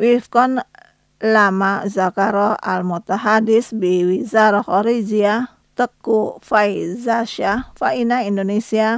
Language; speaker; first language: Arabic; non-native, fluent; Indonesian